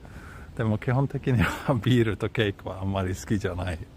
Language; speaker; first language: Japanese; non-native, learner; Swedish